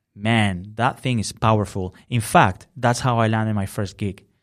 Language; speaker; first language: English; non-native, fluent; Spanish